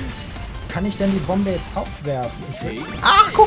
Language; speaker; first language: German; native; German